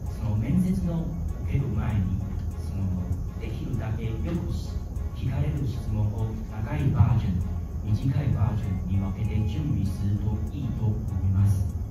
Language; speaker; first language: Japanese; non-native, fluent; Chinese